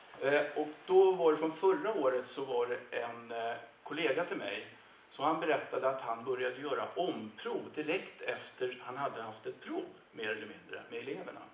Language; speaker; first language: Swedish; native; Swedish